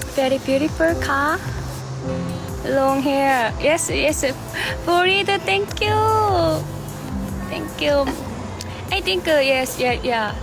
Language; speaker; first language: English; non-native, learner; Korean